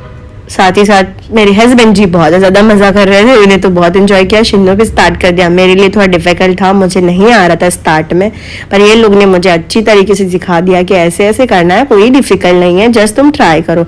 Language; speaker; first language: Hindi; native; Hindi